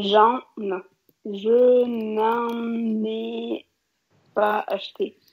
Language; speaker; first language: French; non-native, learner; Russian